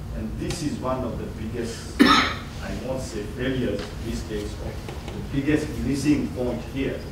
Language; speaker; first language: English; non-native, fluent; Morisyen